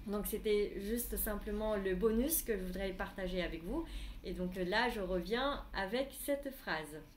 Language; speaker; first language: French; non-native, fluent; Vietnamese